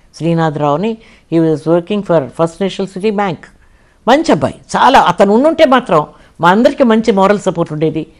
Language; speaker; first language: Telugu; non-native, local second language; English